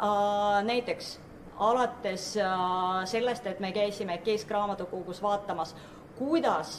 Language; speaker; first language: Estonian; non-native, fluent; Russian